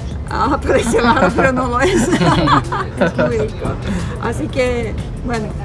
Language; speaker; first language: Spanish; non-native, fluent; Serbian